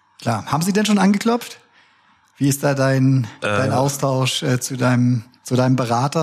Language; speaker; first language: German; native; German